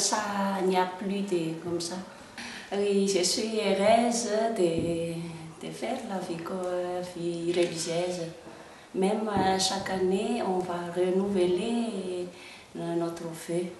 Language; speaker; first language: French; non-native, local second language; Malagasy